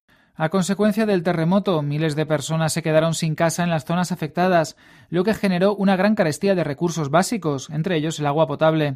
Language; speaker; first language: Spanish; non-native, learner; English